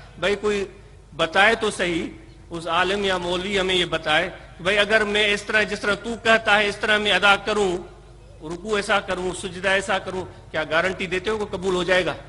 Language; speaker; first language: Urdu; non-native, local second language; Sindhi